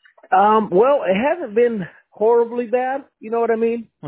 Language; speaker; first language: English; early bilingual, other home language; Spanish